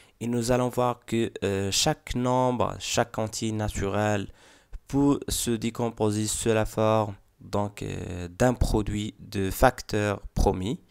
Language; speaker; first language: French; non-native, local second language; Arabic